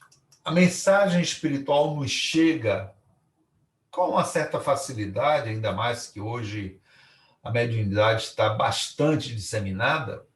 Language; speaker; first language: Portuguese; native; Portuguese